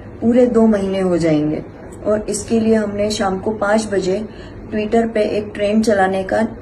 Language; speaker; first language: Hindi; native; Hindi